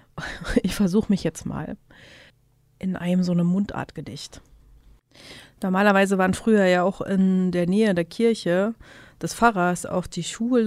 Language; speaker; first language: German; native; German